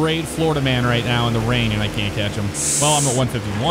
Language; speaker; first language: English; native; English